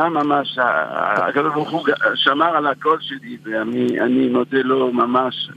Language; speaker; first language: Hebrew; non-native, fluent; French